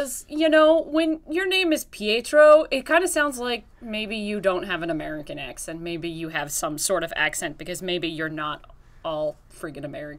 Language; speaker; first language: English; native; English